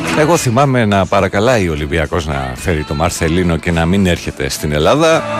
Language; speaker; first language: Greek; native; Greek